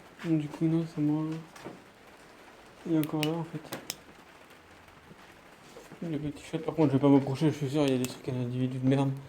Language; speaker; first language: French; native; French